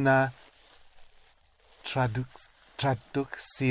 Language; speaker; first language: Spanish; non-native, learner; English